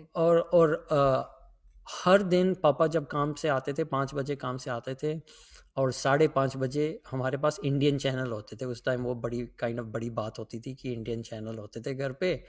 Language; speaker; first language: Hindi; early bilingual, heritage; Hindi